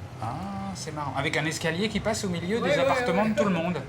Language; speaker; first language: French; native; French